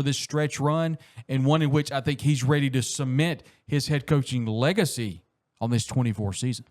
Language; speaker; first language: English; native; English